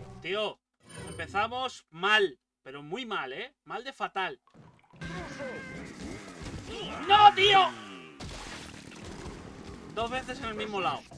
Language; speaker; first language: Spanish; native; Spanish